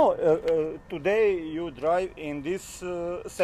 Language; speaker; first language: English; non-native, learner; Serbian